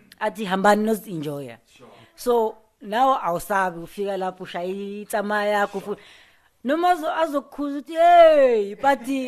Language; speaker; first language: Zulu; non-native, local second language; South Ndebele